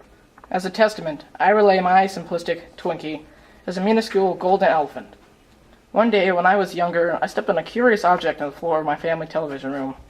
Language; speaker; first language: English; native; English